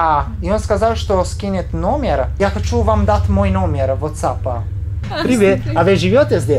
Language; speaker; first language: Russian; non-native, learner; Italian